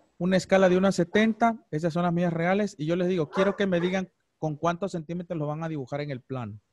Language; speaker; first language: Spanish; native; Spanish